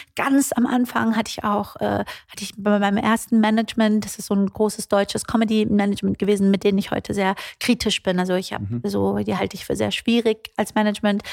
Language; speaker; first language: German; early bilingual, other home language; Persian